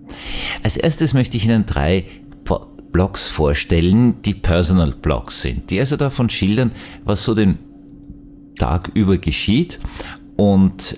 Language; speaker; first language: German; native; German